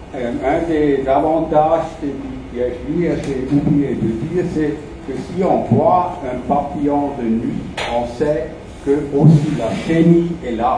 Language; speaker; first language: French; non-native, fluent; German